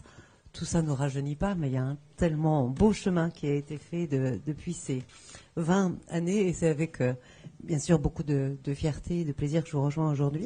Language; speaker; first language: French; native; French